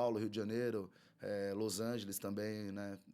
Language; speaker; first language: Portuguese; native; Portuguese